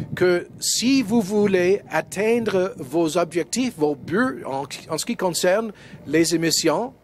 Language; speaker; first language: French; non-native, fluent; English